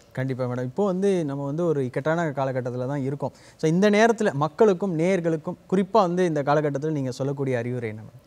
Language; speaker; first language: Tamil; native; Tamil